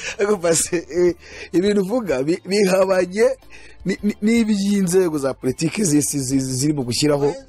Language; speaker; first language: Kinyarwanda; native; Kinyarwanda